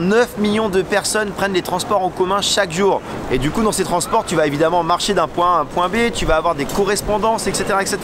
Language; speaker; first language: French; native; French